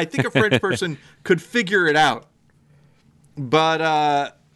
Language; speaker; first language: English; native; English